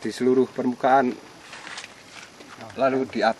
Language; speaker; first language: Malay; non-native, local second language; Javanese